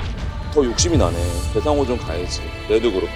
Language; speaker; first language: Korean; native; Korean